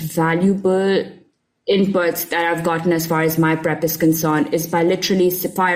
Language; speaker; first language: English; non-native, local second language; Urdu